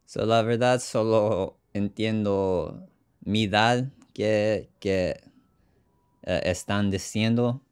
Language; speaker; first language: Spanish; non-native, learner; English